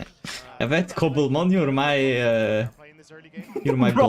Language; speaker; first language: Norwegian; native; Norwegian